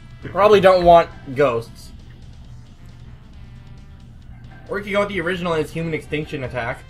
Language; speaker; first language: English; native; English